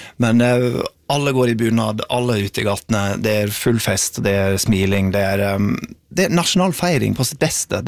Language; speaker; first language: Norwegian; non-native, fluent; English